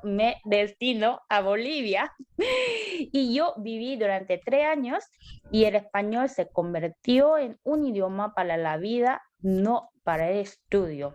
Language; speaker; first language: Spanish; non-native, learner; Korean